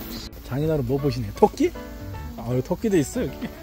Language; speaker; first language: Korean; native; Korean